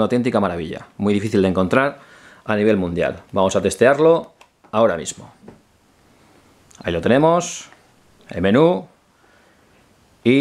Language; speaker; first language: Spanish; native; Spanish